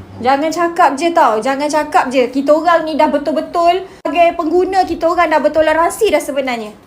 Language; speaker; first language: Malay; native; Malay